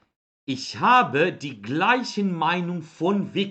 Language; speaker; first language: German; non-native, fluent; Portuguese